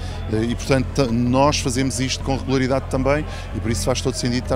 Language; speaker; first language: Portuguese; native; Portuguese